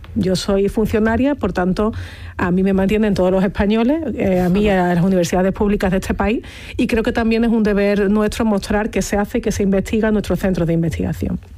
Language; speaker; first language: Spanish; native; Spanish